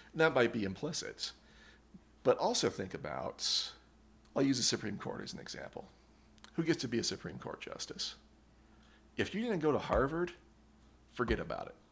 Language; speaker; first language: English; native; English